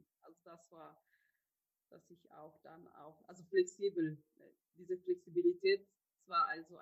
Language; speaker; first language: German; non-native, fluent; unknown